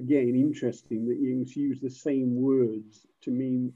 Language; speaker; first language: English; native; English